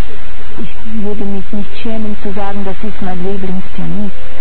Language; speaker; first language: German; non-native, fluent; Portuguese